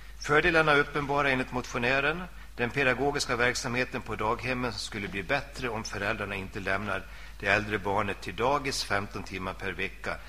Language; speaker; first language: Swedish; native; Swedish